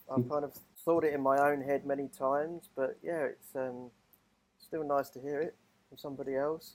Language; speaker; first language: English; native; English